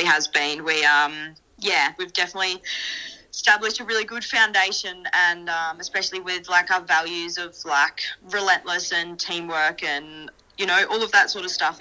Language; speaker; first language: English; native; English